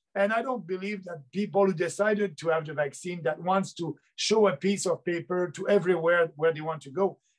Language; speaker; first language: English; native; English